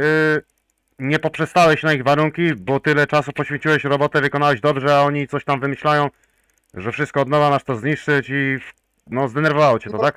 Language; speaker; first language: Polish; native; Polish